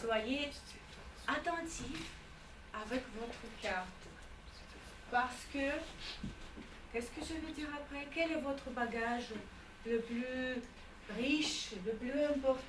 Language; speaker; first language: French; non-native, fluent; Russian